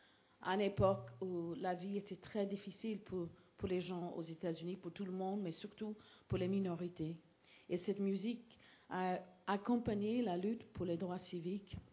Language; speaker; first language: French; non-native, fluent; English